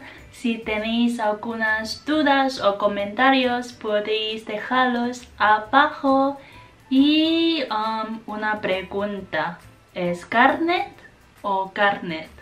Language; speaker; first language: Spanish; non-native, fluent; Chinese